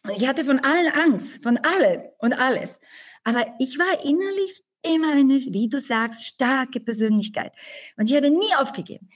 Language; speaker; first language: German; non-native, fluent; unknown